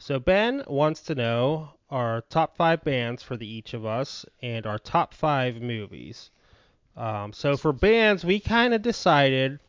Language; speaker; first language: English; native; English